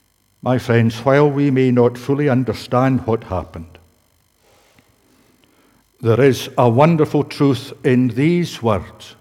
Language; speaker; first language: English; native; English